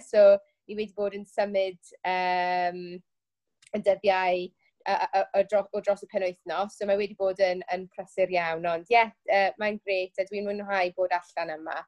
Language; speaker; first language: Welsh; non-native, local second language; English